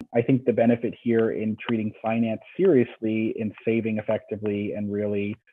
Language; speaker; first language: English; native; English